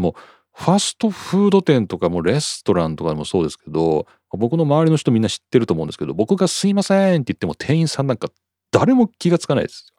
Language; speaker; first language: Japanese; native; Japanese